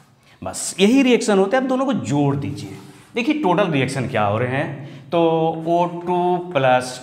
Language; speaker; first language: Hindi; native; Hindi